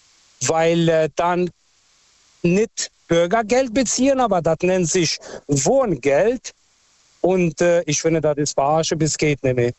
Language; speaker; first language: German; non-native, fluent; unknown